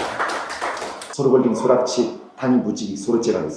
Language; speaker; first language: Mongolian; non-native, fluent; Korean